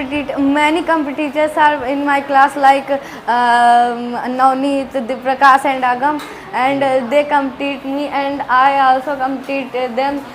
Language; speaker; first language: English; non-native, learner; Hindi